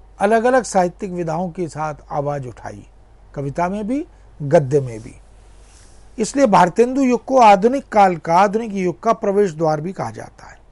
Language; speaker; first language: Hindi; native; Hindi